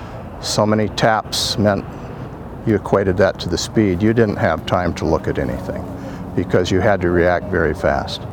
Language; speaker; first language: English; native; English